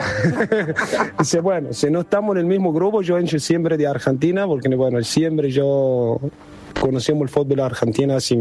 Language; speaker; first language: Spanish; non-native, learner; Arabic